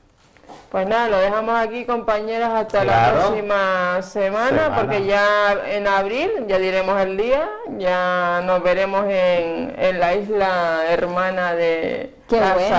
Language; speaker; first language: Spanish; native; Spanish